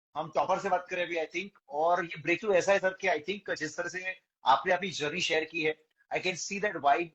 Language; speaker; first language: Hindi; native; Hindi